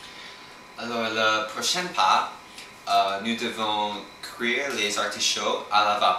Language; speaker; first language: French; non-native, learner; English